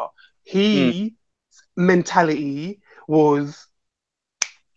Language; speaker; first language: English; native; English